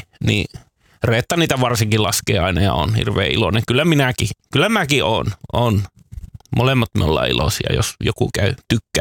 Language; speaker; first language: Finnish; native; Finnish